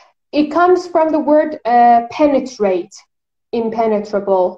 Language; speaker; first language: English; non-native, fluent; Persian